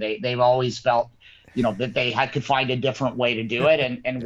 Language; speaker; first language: English; native; English